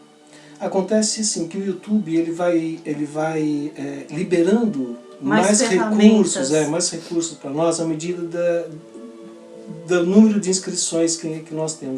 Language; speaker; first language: Portuguese; native; Portuguese